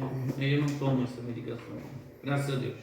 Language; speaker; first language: Portuguese; native; Portuguese